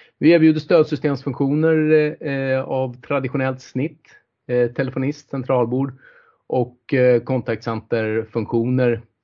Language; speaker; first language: Swedish; native; Swedish